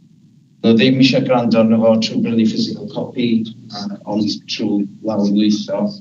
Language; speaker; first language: Welsh; native; Welsh